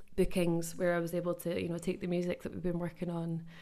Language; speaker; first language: English; native; English